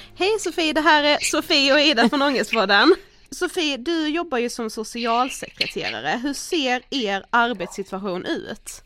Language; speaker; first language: Swedish; native; Swedish